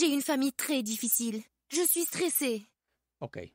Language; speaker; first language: French; non-native, learner; Spanish